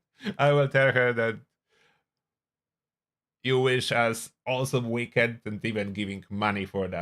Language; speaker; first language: English; non-native, fluent; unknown